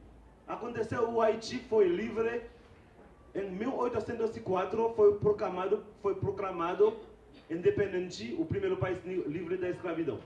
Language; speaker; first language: Portuguese; non-native, fluent; Haitian Creole